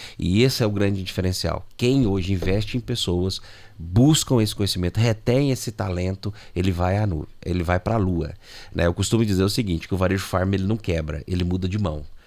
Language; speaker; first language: Portuguese; native; Portuguese